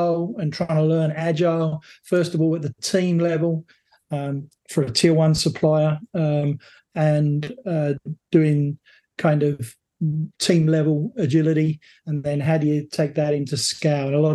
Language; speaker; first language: English; native; English